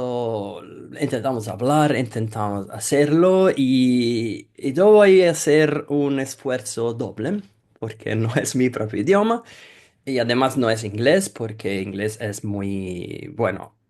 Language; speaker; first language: Spanish; non-native, fluent; Italian